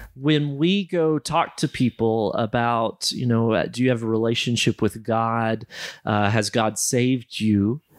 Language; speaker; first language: English; native; English